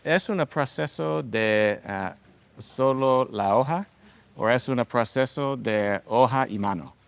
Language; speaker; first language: Spanish; non-native, learner; English